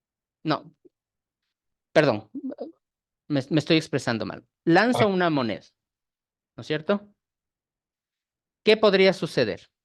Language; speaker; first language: Spanish; native; Spanish